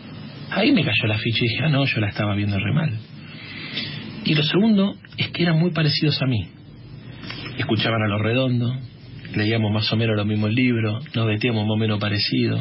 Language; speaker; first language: Spanish; native; Spanish